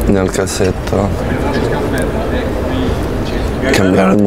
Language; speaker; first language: Italian; non-native, fluent; English